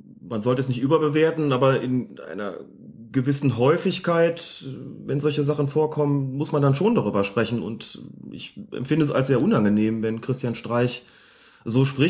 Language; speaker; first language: German; native; German